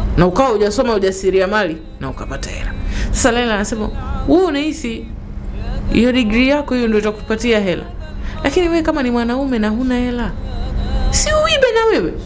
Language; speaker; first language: Swahili; native; Swahili